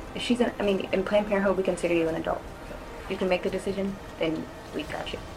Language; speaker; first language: English; non-native, fluent; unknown